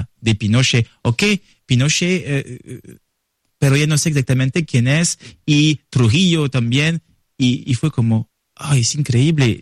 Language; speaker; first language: Spanish; non-native, learner; French